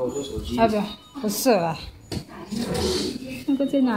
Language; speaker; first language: Chinese; non-native, learner; Filipino